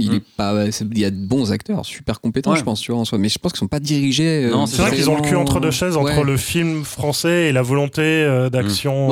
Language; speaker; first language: French; native; French